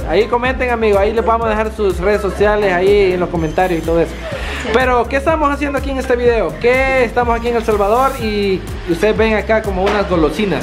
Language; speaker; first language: Spanish; native; Spanish